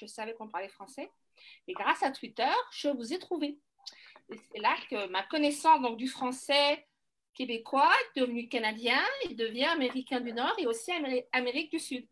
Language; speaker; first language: French; native; French